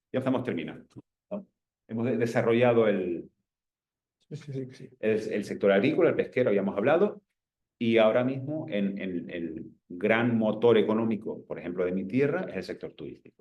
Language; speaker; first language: Spanish; native; Spanish